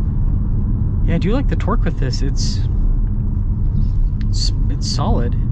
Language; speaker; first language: English; native; English